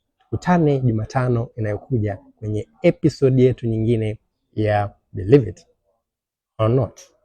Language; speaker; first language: Swahili; native; Swahili